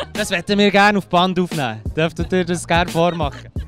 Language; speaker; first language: German; native; German